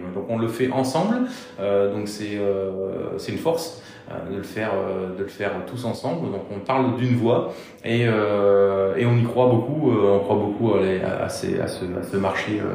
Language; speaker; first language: French; native; French